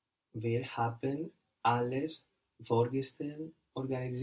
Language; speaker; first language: German; non-native, learner; English